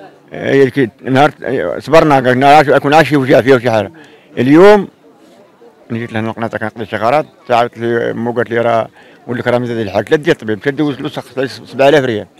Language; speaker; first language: Arabic; native; Arabic